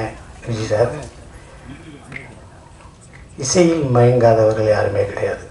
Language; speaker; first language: Tamil; native; Tamil